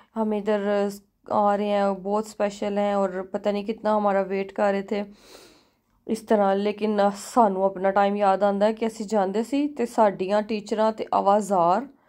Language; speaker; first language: Urdu; native; Urdu